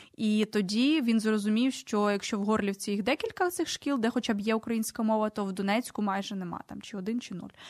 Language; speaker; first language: Ukrainian; native; Ukrainian